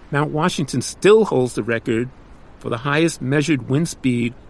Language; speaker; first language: English; native; English